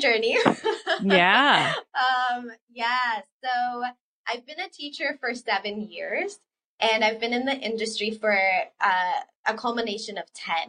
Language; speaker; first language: English; early bilingual, other home language; Spanish